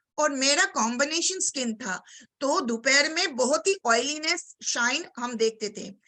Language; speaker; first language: Hindi; non-native, local second language; Bangla